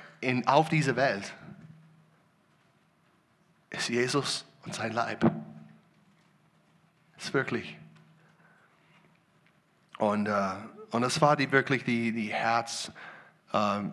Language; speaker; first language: German; non-native, learner; English